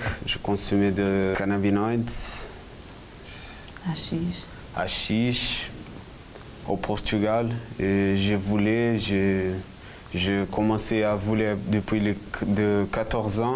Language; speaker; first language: French; non-native, fluent; Portuguese